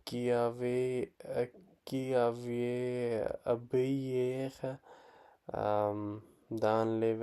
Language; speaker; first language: French; non-native, learner; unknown